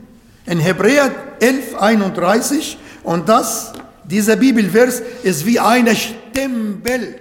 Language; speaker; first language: German; non-native, learner; Arabic